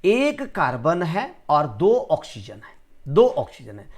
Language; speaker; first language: Hindi; non-native, local second language; Marathi